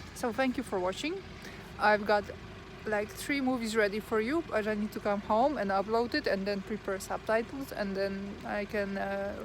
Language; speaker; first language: English; non-native, fluent; Polish